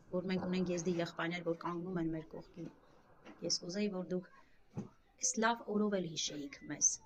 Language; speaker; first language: Armenian; non-native, local second language; Kurdish